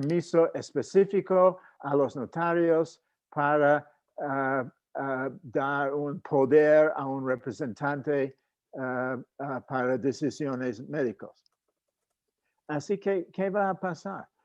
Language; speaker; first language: Spanish; non-native, fluent; English